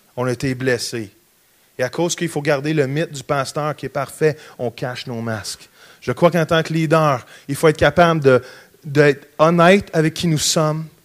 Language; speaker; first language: French; native; French